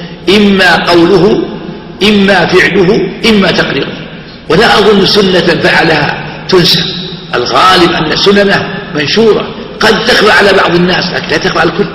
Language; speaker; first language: Arabic; native; Arabic